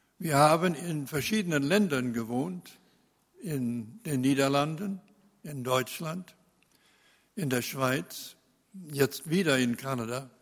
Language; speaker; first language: German; early bilingual, heritage; German